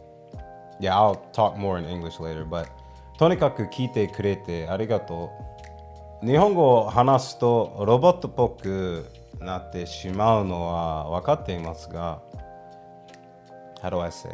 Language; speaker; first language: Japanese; non-native, fluent; English